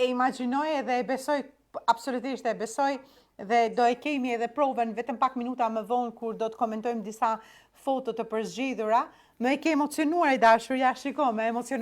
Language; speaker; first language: Albanian; native; Albanian